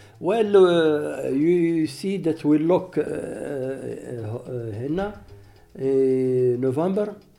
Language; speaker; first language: English; non-native, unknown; Arabic